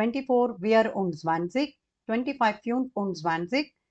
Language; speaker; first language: German; non-native, fluent; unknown